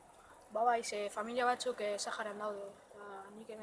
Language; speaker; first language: Basque; early bilingual, other home language; Arabic